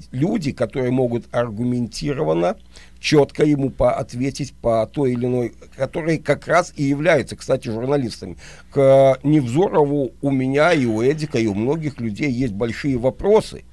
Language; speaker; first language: Russian; native; Russian